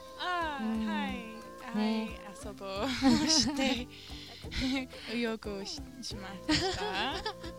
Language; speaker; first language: Japanese; non-native, learner; English